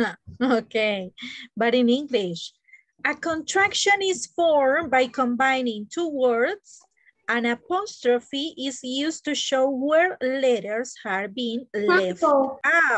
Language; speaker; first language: English; non-native, learner; Spanish